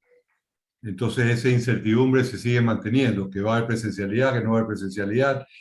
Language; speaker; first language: Spanish; native; Spanish